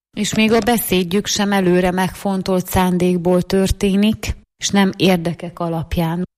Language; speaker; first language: Hungarian; native; Hungarian